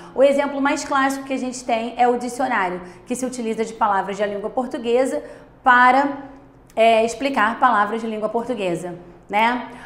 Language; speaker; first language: Portuguese; native; Portuguese